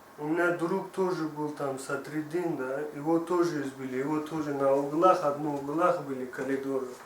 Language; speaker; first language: Russian; non-native, learner; Tajik